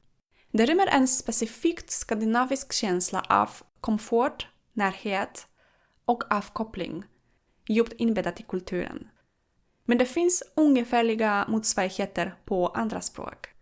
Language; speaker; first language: Swedish; non-native, fluent; Polish